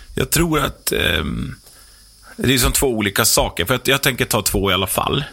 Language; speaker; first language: Swedish; native; Swedish